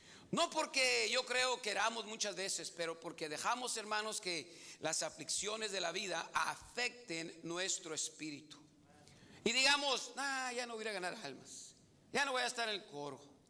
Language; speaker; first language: Spanish; early bilingual, heritage; Spanish